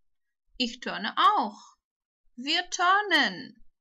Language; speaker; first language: German; non-native, fluent; Turkish